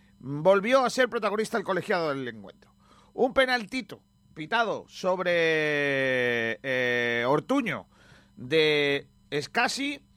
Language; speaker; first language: Spanish; native; Spanish